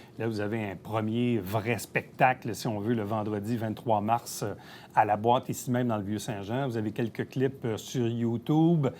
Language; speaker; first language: French; native; French